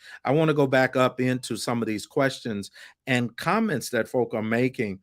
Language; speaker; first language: English; native; English